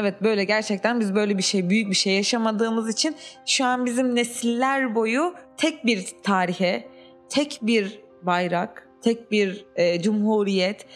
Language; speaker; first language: Turkish; native; Turkish